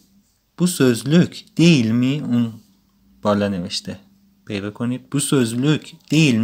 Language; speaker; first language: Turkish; non-native, fluent; Persian